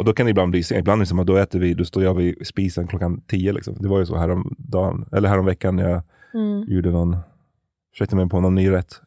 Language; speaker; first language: Swedish; native; Swedish